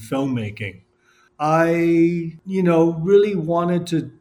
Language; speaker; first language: English; non-native, local second language; Cantonese